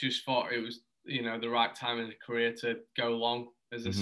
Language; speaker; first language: English; native; English